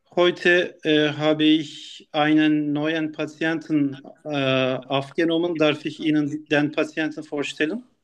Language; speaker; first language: German; non-native, learner; Turkish